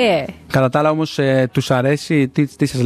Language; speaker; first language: Greek; native; Greek